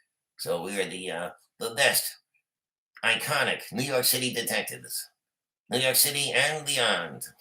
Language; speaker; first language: English; native; English